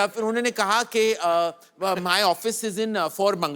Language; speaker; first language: Hindi; native; Hindi